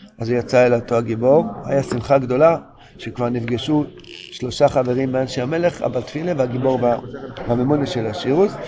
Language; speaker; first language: Hebrew; non-native, local second language; Yiddish